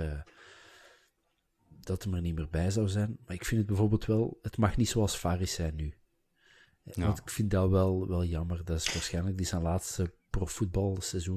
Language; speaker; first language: Dutch; native; Dutch